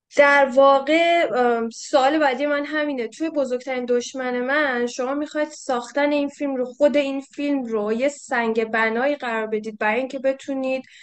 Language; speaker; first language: Persian; native; Persian